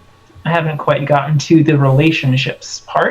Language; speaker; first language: English; native; English